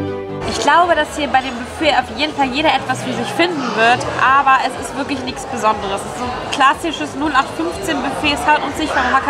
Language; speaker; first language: German; native; German